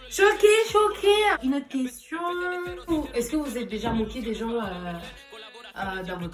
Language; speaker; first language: French; native; French